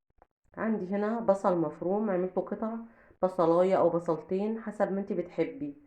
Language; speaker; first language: Arabic; native; Arabic